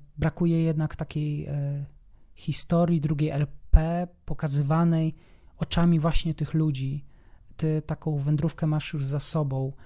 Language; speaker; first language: Polish; native; Polish